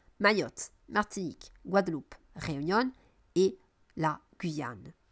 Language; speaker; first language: French; non-native, fluent; Italian